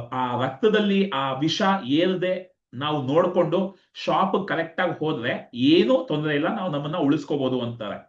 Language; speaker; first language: Kannada; native; Kannada